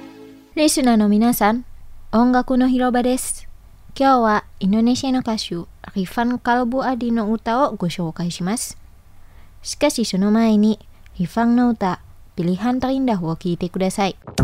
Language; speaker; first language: Japanese; non-native, fluent; Indonesian